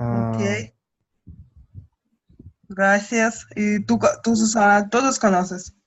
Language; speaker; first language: Spanish; non-native, learner; Russian